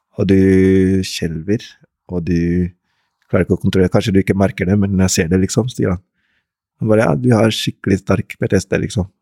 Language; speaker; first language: Norwegian; early bilingual, other home language; Rundi